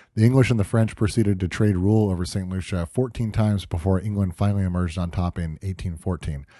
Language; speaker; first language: English; native; English